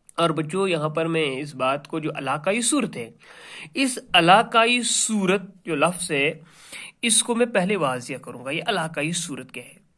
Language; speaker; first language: Urdu; non-native, local second language; Kashmiri